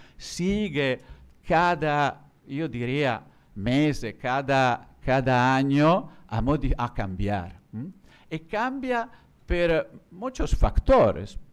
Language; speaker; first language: Spanish; non-native, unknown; Italian